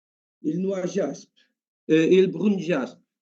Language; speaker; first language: French; non-native, learner; Portuguese